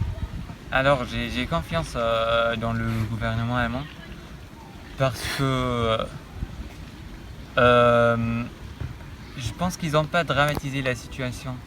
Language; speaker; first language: French; non-native, fluent; German